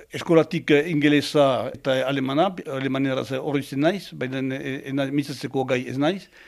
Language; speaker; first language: Basque; non-native, local second language; French